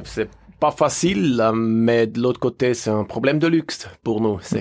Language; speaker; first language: French; native; French